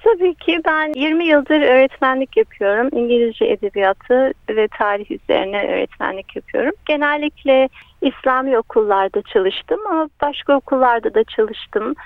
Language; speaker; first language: Turkish; early bilingual, heritage; Turkish